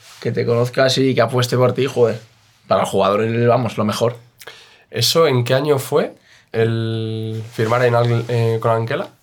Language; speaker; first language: Spanish; native; Spanish